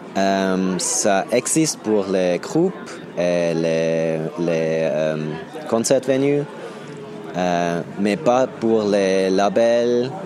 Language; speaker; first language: French; non-native, learner; German